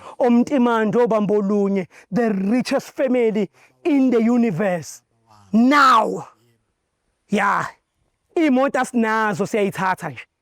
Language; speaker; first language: Zulu; native; Zulu